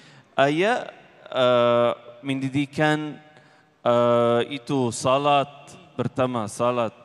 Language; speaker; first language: Indonesian; non-native, learner; Arabic